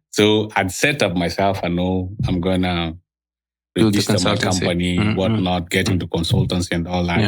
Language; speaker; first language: English; non-native, local second language; Swahili